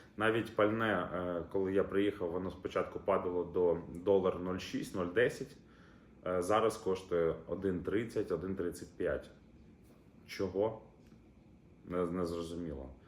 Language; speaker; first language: Ukrainian; non-native, local second language; Russian